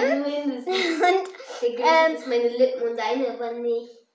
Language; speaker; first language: German; early bilingual, other home language; Russian